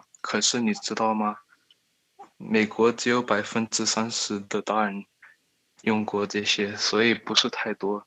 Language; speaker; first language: Chinese; early bilingual, heritage; Chinese